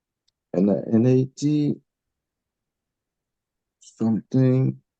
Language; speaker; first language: English; non-native, learner; Haitian Creole